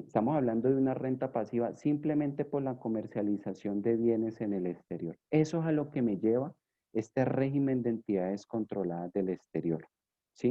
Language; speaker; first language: Spanish; native; Spanish